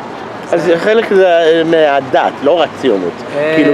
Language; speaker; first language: Hebrew; non-native, fluent; English